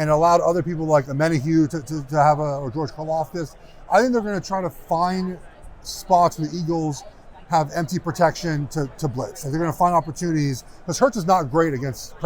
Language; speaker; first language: English; native; English